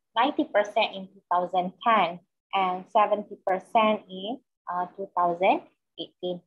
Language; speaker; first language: English; non-native, local second language; Malay